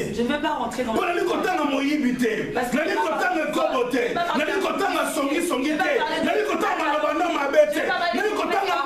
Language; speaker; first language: French; non-native, local second language; Lingala